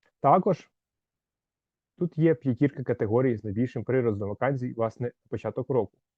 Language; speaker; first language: Ukrainian; native; Ukrainian